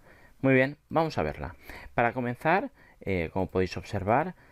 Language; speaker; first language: Spanish; native; Spanish